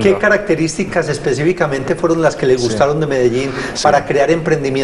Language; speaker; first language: Spanish; native; Spanish